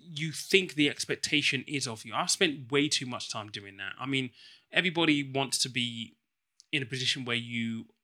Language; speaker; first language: English; native; English